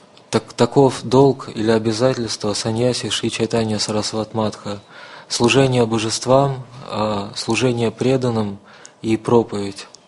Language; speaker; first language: Russian; native; Russian